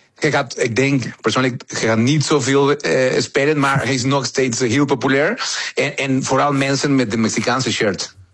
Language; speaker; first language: Dutch; non-native, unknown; Spanish